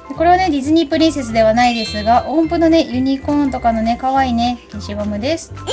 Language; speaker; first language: Japanese; native; Japanese